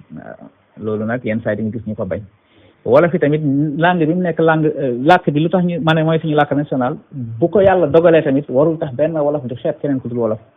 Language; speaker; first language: Wolof; non-native, local second language; Fula